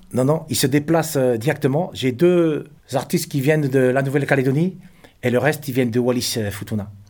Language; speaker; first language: French; non-native, local second language; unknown